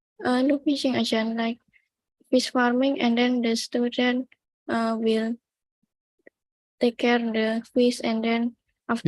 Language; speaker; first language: English; non-native, learner; Indonesian